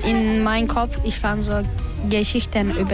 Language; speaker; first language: German; non-native, learner; Turkish